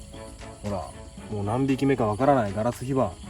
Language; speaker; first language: Japanese; native; Japanese